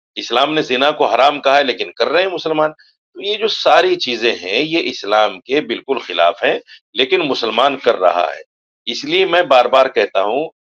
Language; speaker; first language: Hindi; native; Hindi